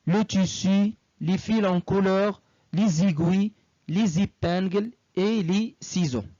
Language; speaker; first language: French; non-native, local second language; Arabic